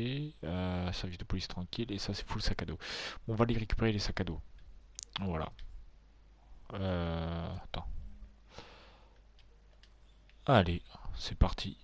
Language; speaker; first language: French; native; French